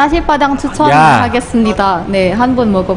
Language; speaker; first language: Korean; non-native, fluent; Indonesian